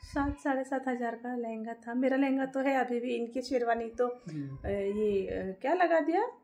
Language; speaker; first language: Hindi; non-native, local second language; Gujarati